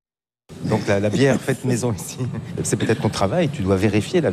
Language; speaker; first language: French; native; French